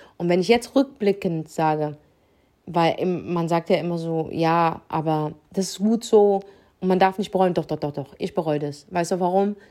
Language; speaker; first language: German; early bilingual, other home language; Arabic